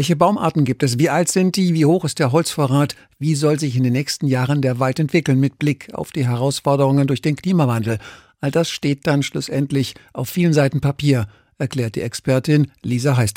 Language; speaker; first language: German; native; German